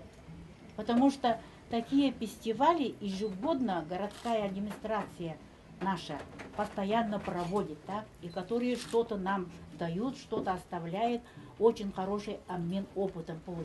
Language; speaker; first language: Russian; native; Russian